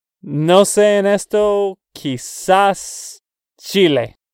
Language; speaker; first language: Spanish; non-native, learner; English